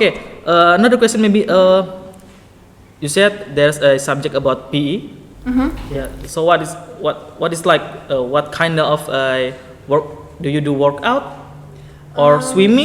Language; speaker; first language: English; non-native, learner; Indonesian